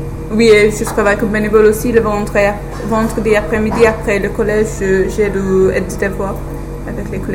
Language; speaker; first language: French; non-native, fluent; English